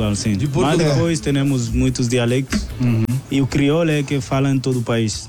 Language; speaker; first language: Portuguese; non-native, local second language; Spanish